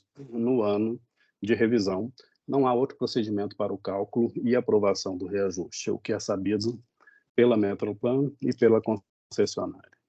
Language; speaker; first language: Portuguese; native; Portuguese